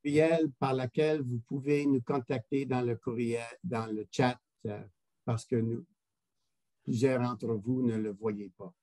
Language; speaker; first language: French; non-native, local second language; English